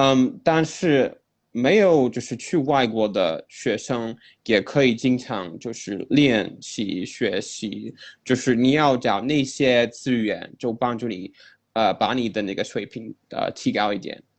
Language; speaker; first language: Chinese; non-native, fluent; English